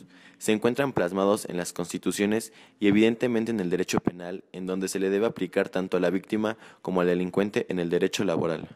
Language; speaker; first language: Spanish; native; Spanish